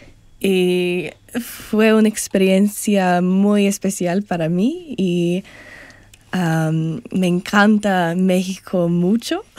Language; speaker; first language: Spanish; non-native, learner; English